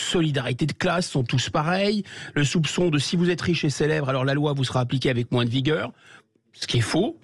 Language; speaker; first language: French; native; French